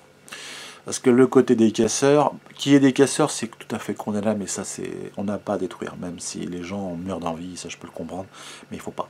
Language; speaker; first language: French; native; French